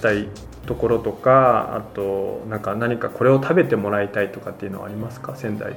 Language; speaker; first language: Japanese; native; Japanese